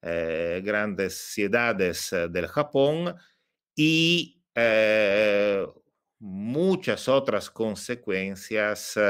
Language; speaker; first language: Spanish; non-native, fluent; Italian